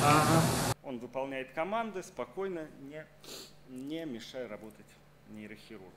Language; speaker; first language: Russian; native; Russian